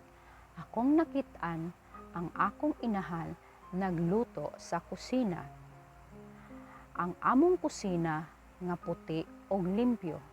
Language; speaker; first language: Cebuano; non-native, learner; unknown